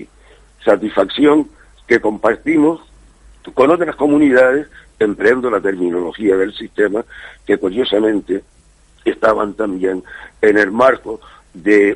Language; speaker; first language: Spanish; native; Spanish